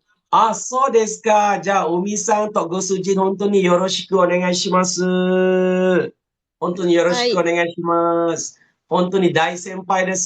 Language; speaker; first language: Japanese; non-native, fluent; Malay